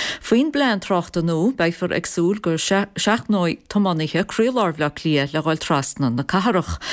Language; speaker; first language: Irish; native; Irish